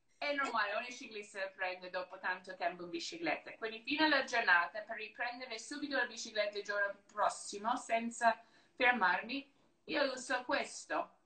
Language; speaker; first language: Italian; non-native, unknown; English